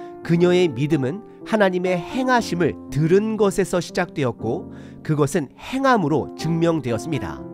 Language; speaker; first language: Korean; native; Korean